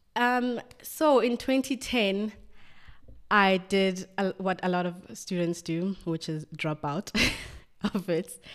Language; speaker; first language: English; non-native, local second language; Zulu